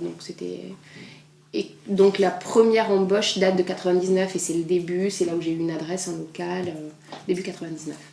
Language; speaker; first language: French; native; French